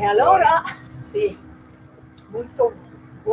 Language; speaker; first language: Italian; non-native, learner; French